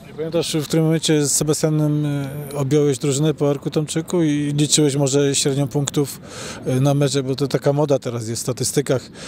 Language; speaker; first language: Polish; native; Polish